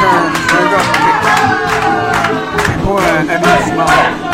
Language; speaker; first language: French; native; French